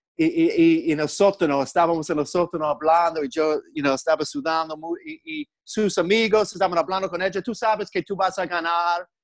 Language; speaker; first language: Spanish; non-native, learner; English